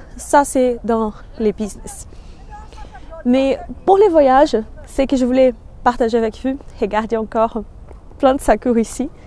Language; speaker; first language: French; non-native, fluent; Portuguese